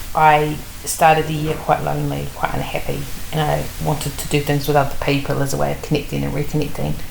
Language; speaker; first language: English; native; English